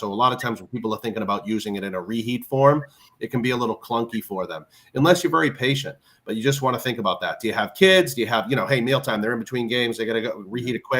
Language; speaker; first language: English; native; English